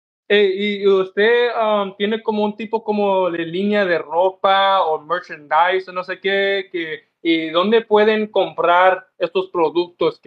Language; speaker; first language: Spanish; non-native, learner; English